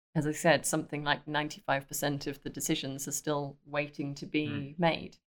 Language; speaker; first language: English; native; English